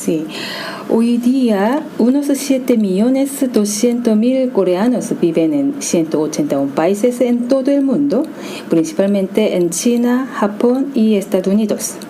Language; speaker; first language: Spanish; non-native, fluent; Korean